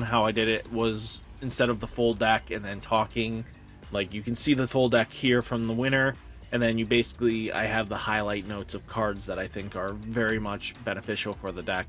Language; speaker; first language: English; native; English